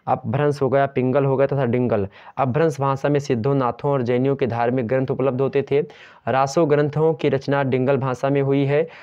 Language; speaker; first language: Hindi; native; Hindi